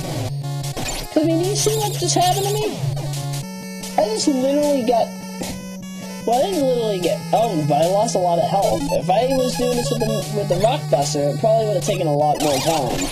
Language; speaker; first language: English; native; English